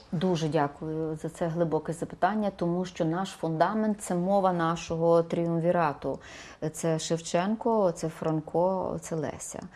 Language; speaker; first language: Ukrainian; native; Ukrainian